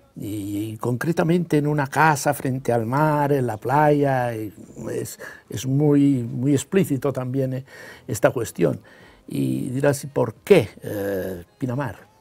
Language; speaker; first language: Spanish; non-native, local second language; Catalan